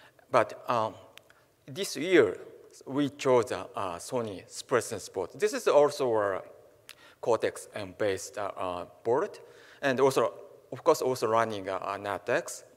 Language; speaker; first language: English; non-native, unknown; Japanese